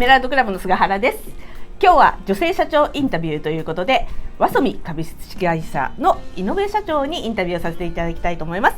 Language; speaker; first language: Japanese; native; Japanese